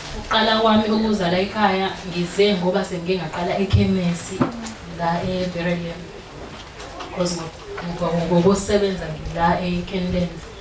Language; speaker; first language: Zulu; native; Zulu